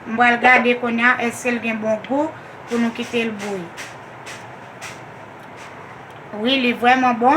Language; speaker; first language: French; non-native, learner; Haitian Creole